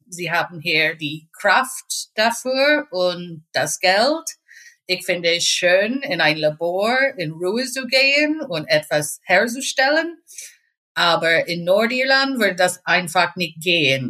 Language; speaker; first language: German; non-native, fluent; English